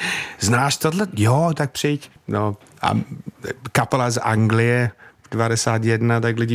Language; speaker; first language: Czech; non-native, fluent; English